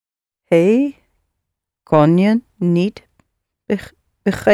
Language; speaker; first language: Dutch; non-native, learner; English